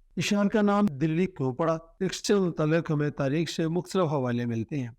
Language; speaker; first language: Urdu; non-native, local second language; Punjabi